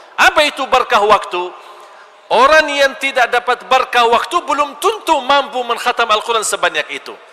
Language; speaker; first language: Malay; non-native, fluent; Arabic